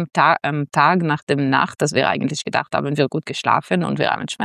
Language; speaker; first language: German; non-native, fluent; Hebrew